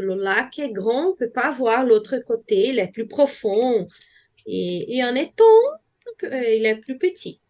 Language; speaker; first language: French; non-native, fluent; Portuguese